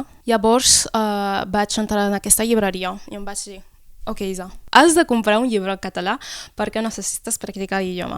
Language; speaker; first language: Catalan; non-native, local second language; French